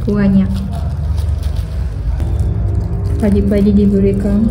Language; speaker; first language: Indonesian; non-native, learner; Japanese